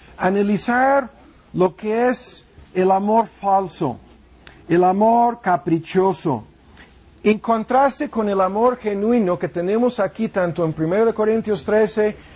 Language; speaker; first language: Spanish; non-native, fluent; English